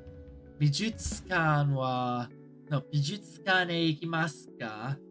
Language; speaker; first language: Japanese; non-native, learner; English